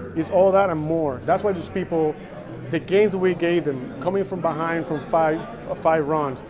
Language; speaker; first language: English; non-native, local second language; Spanish